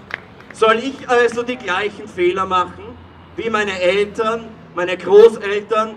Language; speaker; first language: German; native; German